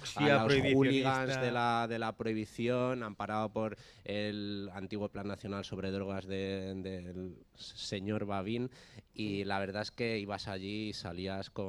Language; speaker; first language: Spanish; native; Spanish